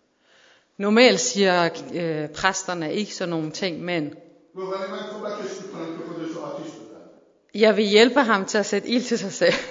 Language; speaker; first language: Danish; non-native, fluent; Persian